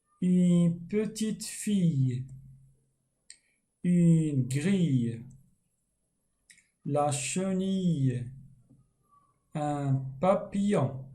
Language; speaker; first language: French; non-native, local second language; Arabic